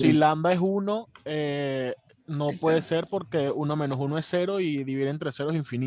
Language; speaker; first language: Spanish; native; Spanish